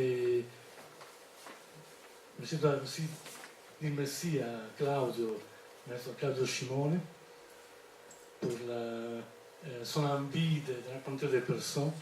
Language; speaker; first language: French; non-native, fluent; Italian